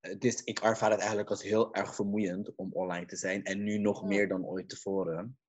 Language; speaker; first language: Dutch; early bilingual, other home language; Caribbean Hindustani